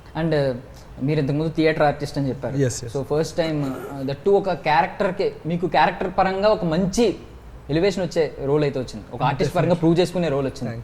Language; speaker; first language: Telugu; native; Telugu